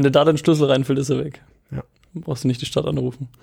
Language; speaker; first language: German; native; German